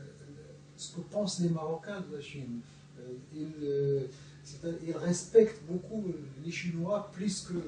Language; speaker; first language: French; non-native, local second language; Arabic